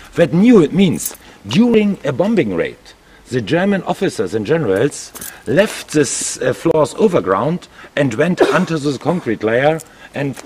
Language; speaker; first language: English; non-native, fluent; German